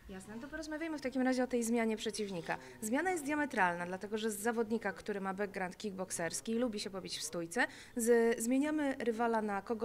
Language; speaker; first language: Polish; native; Polish